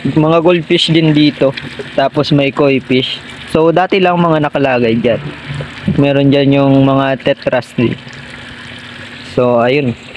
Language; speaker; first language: Filipino; non-native, local second language; Bikol